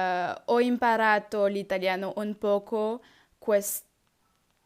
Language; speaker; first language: Italian; non-native, learner; French